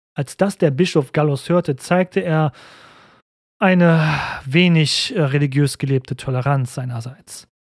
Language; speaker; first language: German; native; German